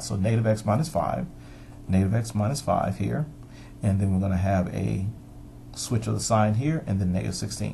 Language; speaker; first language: English; native; English